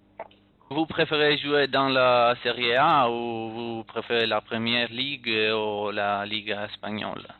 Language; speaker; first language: French; non-native, learner; Italian